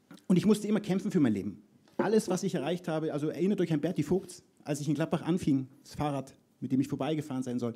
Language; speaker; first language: German; native; German